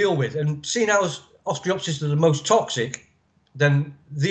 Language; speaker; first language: English; native; English